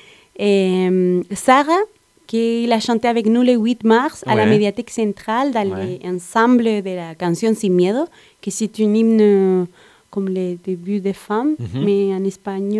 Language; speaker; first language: French; non-native, learner; Spanish